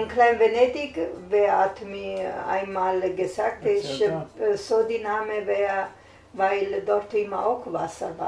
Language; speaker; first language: German; non-native, learner; Italian